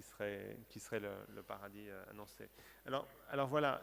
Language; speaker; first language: French; native; French